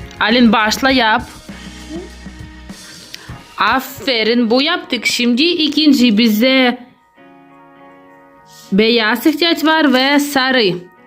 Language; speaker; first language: Turkish; non-native, learner; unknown